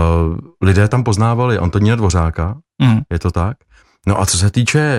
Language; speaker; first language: Czech; native; Czech